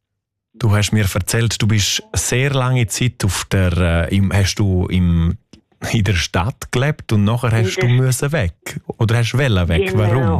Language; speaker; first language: German; native; German